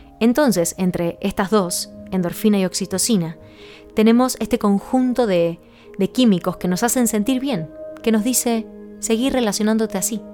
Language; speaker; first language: Spanish; native; Spanish